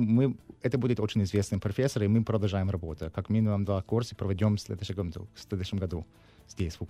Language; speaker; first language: Russian; non-native, learner; English